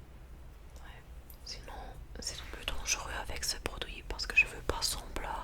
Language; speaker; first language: French; non-native, fluent; English